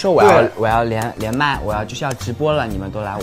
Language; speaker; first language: Chinese; native; Chinese